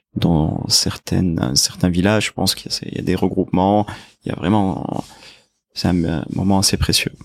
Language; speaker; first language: French; non-native, local second language; Arabic